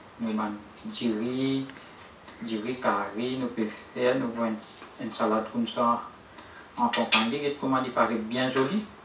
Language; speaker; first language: French; non-native, local second language; Morisyen